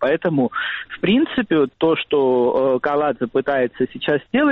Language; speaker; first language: Russian; non-native, fluent; Georgian